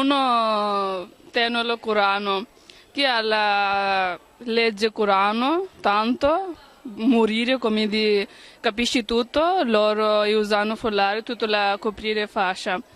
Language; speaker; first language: Italian; non-native, learner; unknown